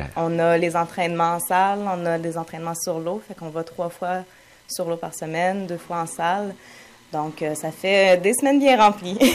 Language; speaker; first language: French; native; French